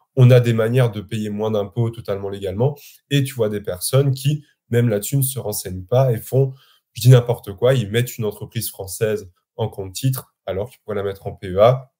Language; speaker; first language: French; native; French